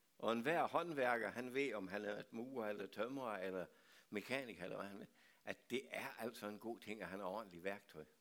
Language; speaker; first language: Danish; native; Danish